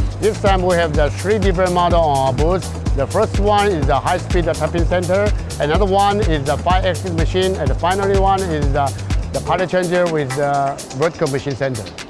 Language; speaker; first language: English; non-native, learner; Chinese